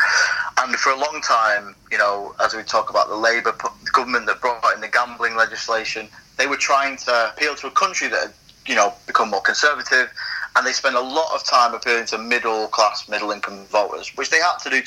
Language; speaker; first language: English; native; English